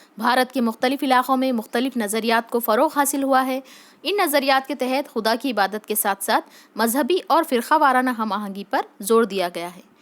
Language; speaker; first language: Urdu; native; Urdu